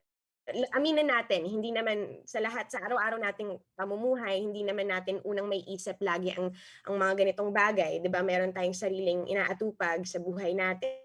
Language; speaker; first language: Filipino; native; Filipino